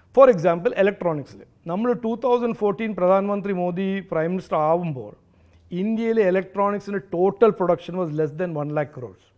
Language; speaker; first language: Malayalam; early bilingual, heritage; Malayalam